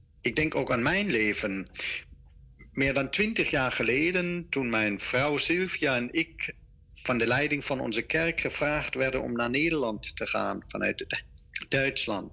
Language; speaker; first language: Dutch; non-native, fluent; German